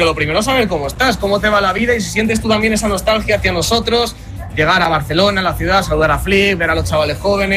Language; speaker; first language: Spanish; native; Spanish